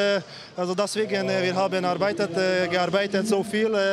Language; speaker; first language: German; non-native, fluent; Hungarian